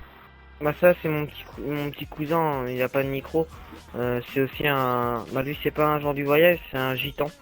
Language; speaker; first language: French; native; French